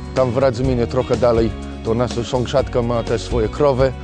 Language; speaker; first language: Polish; non-native, fluent; English